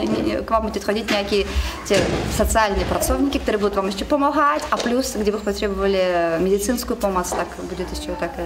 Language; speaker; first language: Czech; non-native, learner; Russian